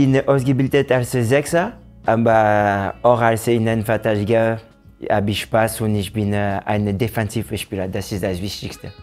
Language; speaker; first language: German; non-native, fluent; French